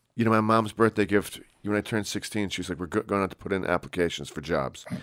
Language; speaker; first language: English; native; English